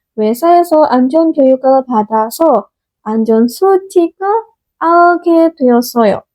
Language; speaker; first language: Korean; non-native, fluent; Indonesian